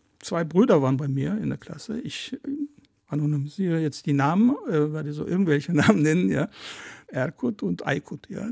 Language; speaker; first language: German; early bilingual, other home language; Turkish